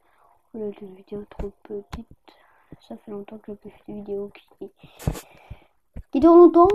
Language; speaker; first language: French; native; French